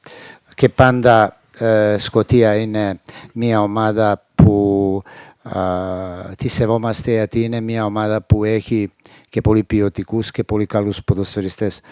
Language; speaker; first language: Greek; non-native, fluent; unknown